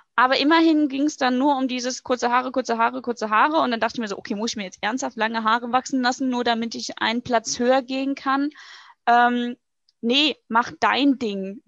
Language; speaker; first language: German; native; German